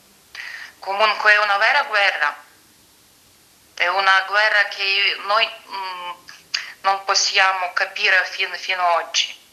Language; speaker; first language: Italian; non-native, fluent; Ukrainian